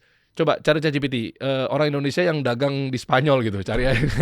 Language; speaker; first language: Indonesian; native; Indonesian